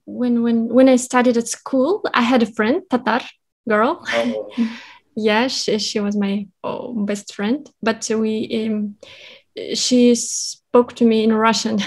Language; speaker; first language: English; non-native, fluent; Kazakh